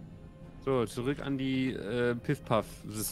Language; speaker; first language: German; native; German